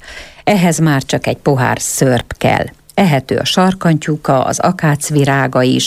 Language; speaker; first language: Hungarian; native; Hungarian